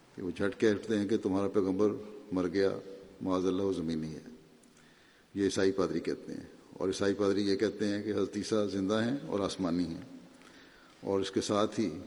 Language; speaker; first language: Urdu; native; Urdu